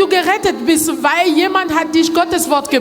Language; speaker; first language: German; non-native, learner; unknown